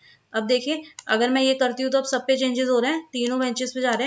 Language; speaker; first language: Hindi; native; Hindi